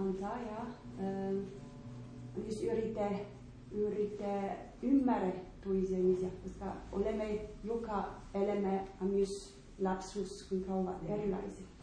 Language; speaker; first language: Finnish; non-native, learner; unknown